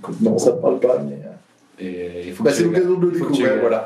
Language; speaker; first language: French; native; French